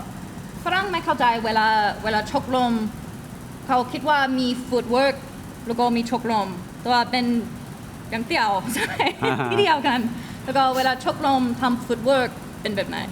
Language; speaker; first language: Thai; non-native, learner; English